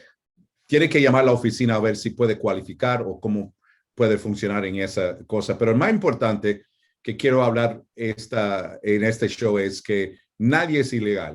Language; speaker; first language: Spanish; non-native, fluent; English